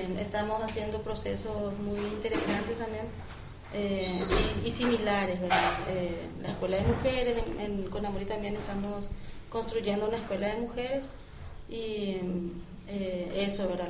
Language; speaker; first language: Spanish; native; Spanish